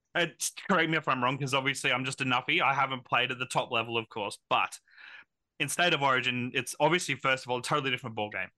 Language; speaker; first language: English; native; English